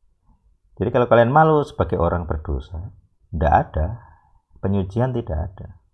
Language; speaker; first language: Indonesian; native; Indonesian